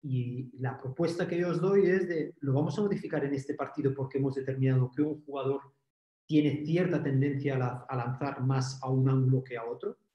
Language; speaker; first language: Spanish; native; Spanish